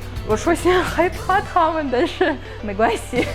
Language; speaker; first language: Chinese; non-native, fluent; Russian